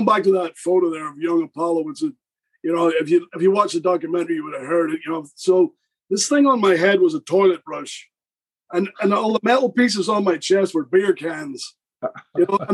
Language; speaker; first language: English; native; English